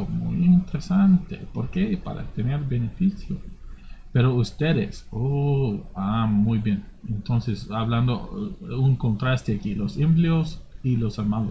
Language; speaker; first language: Spanish; non-native, fluent; English